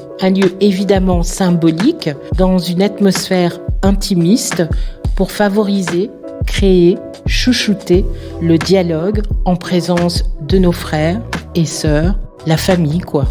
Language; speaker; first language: French; native; French